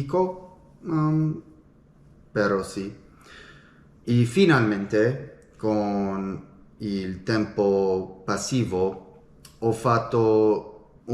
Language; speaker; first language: Italian; non-native, learner; English